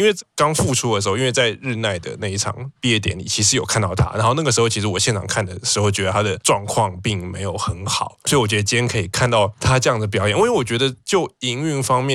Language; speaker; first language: Chinese; native; Chinese